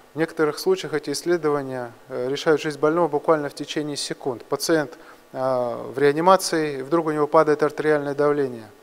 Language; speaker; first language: Russian; non-native, local second language; Georgian